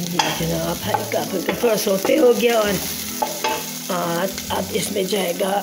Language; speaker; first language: Urdu; non-native, local second language; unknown